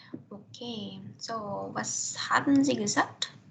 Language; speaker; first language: German; non-native, fluent; Indonesian